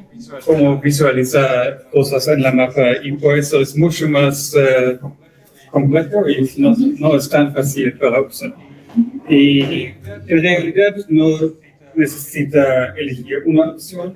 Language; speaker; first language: Spanish; non-native, learner; German